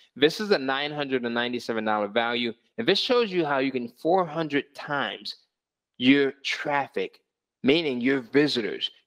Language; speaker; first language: English; native; English